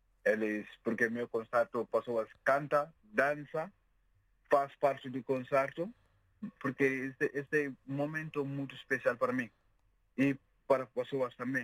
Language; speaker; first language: Portuguese; non-native, learner; Mandingo